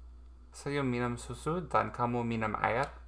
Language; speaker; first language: Indonesian; non-native, learner; English